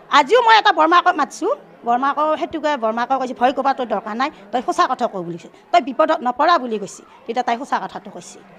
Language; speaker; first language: Assamese; native; Assamese